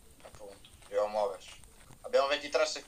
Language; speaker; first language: Italian; native; Italian